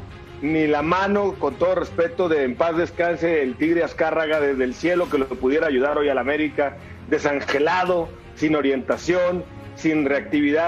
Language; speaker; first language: Spanish; native; Spanish